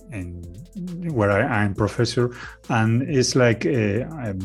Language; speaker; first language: English; non-native, learner; Spanish